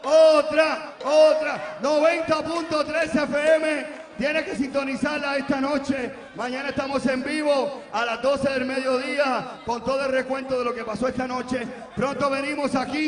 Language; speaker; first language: Spanish; native; Spanish